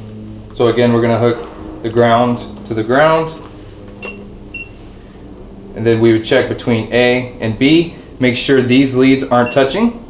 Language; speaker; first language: English; native; English